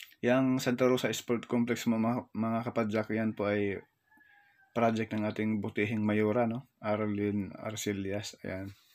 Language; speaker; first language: Filipino; native; Filipino